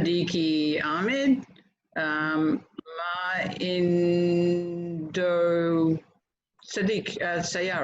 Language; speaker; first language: Arabic; non-native, learner; English